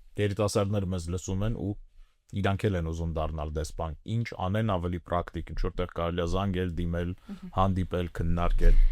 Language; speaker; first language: Armenian; native; Armenian